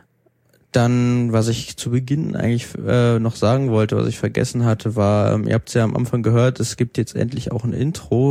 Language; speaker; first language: German; native; German